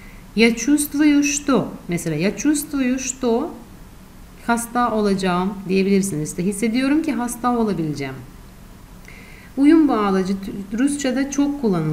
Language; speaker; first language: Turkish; non-native, fluent; Russian